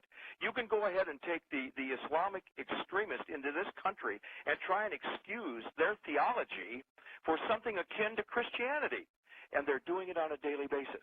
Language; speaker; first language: English; native; English